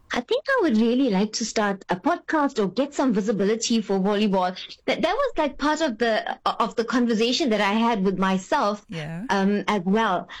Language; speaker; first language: English; native; English